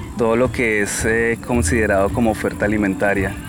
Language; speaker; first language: Spanish; native; Spanish